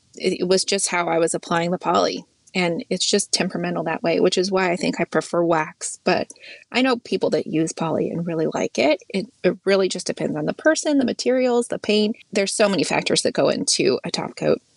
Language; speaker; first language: English; native; English